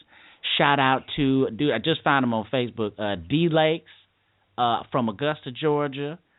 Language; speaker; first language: English; native; English